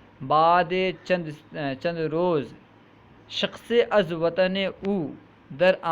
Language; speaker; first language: Persian; non-native, fluent; Urdu